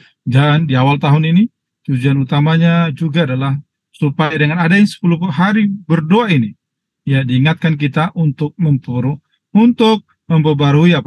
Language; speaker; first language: Indonesian; native; Indonesian